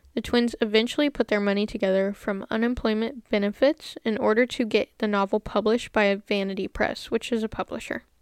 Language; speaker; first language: English; native; English